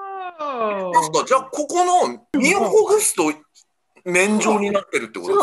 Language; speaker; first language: Japanese; native; Japanese